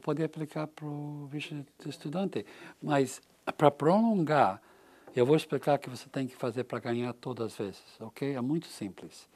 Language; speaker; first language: Portuguese; non-native, learner; English